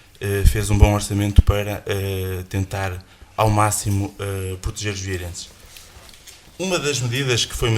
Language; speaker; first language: Portuguese; native; Portuguese